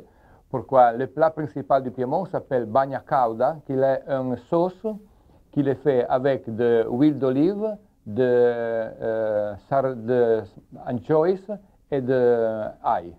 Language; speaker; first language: French; non-native, learner; Italian